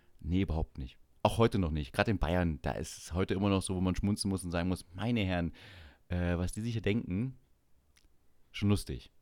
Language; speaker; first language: German; native; German